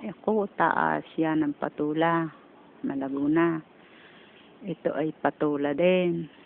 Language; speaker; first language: Filipino; native; Filipino